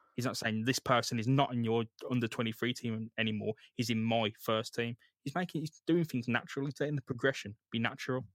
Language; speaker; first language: English; native; English